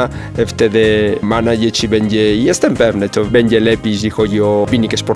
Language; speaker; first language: Polish; non-native, fluent; Spanish